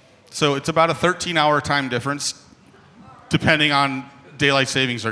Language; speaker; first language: English; native; English